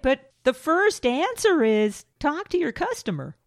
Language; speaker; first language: English; native; English